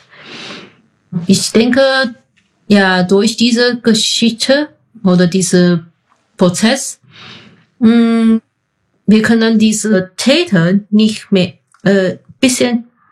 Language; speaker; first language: German; non-native, fluent; Chinese